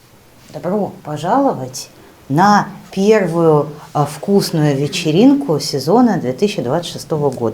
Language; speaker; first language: Russian; native; Russian